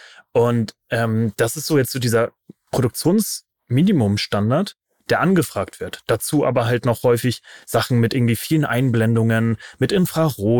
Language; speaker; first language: German; native; German